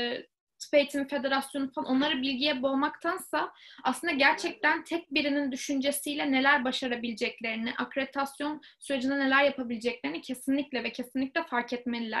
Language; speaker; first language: Turkish; native; Turkish